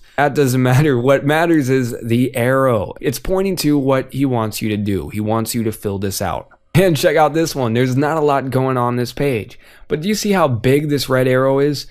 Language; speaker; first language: English; native; English